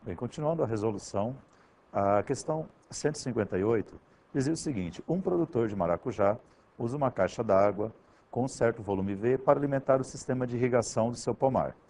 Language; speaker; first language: Portuguese; native; Portuguese